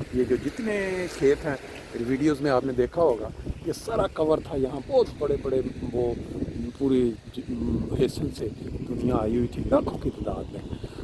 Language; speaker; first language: Urdu; non-native, local second language; Punjabi